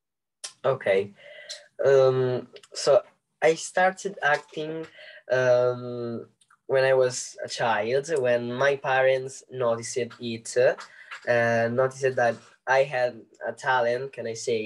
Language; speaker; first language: English; non-native, learner; Italian